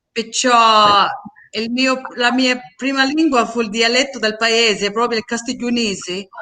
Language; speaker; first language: Italian; early bilingual, heritage; Sicilian